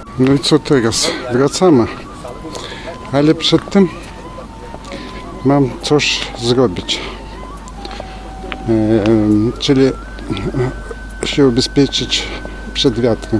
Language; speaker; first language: Polish; non-native, fluent; Turkish